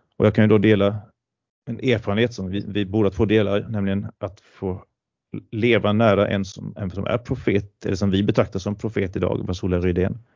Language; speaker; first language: Swedish; native; Swedish